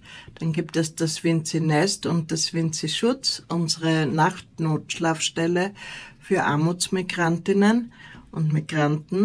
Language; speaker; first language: German; native; German